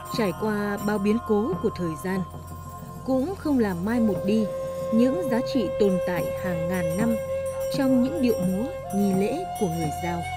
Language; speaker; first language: Vietnamese; native; Vietnamese